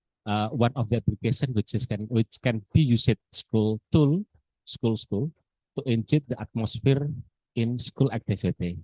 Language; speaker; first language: English; non-native, learner; Indonesian